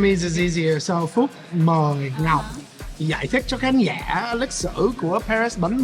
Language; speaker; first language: Vietnamese; non-native, learner; English